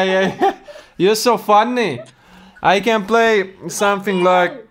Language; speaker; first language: English; non-native, learner; Russian